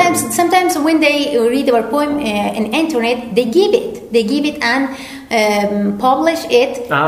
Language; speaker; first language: English; non-native, learner; Persian